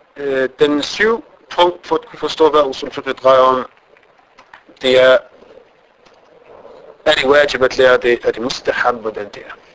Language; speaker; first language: Danish; non-native, fluent; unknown